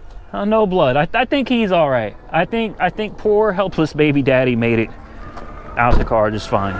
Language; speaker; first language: English; native; English